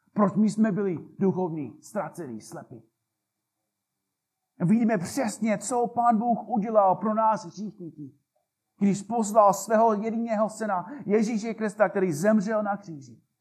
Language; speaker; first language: Czech; non-native, fluent; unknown